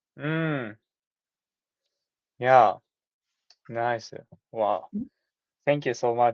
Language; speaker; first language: English; non-native, learner; Japanese